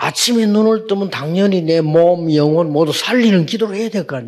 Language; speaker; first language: Korean; native; Korean